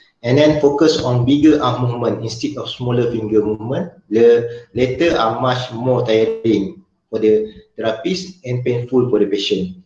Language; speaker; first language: English; non-native, local second language; Malay